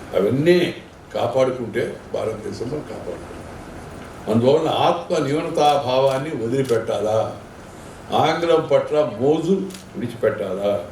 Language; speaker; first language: Telugu; native; Telugu